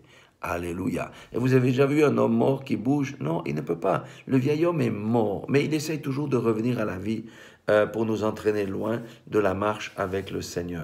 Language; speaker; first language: French; native; French